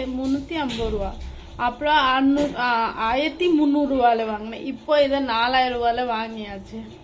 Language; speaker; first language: Tamil; non-native, fluent; Assamese